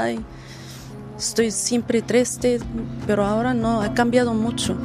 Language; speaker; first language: Spanish; non-native, learner; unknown